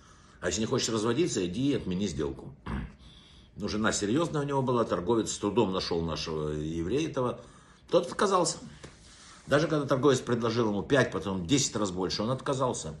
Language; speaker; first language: Russian; native; Russian